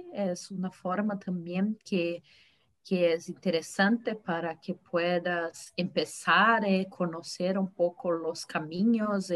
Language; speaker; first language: Spanish; non-native, fluent; Portuguese